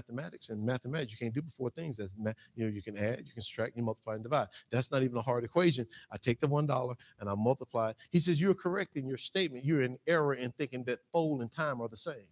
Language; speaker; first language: English; native; English